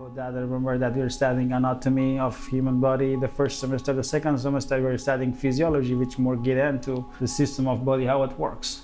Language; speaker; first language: English; non-native, fluent; Persian